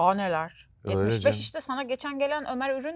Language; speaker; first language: Turkish; native; Turkish